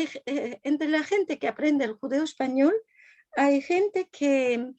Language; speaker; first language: Spanish; non-native, fluent; French